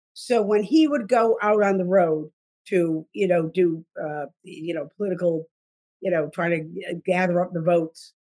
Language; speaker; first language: English; native; English